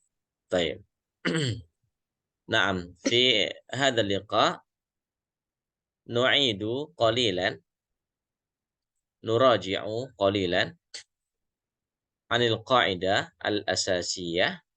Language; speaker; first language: Arabic; non-native, fluent; Indonesian